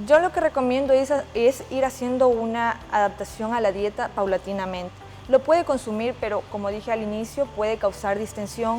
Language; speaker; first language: Spanish; native; Spanish